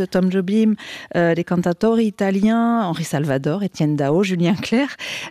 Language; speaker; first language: French; native; French